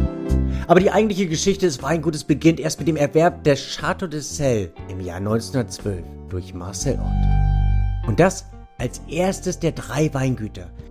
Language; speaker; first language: German; native; German